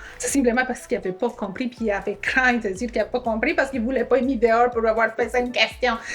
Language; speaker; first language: French; non-native, fluent; Spanish